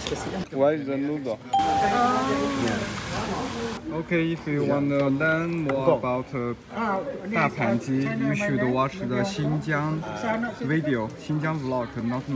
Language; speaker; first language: English; non-native, learner; Chinese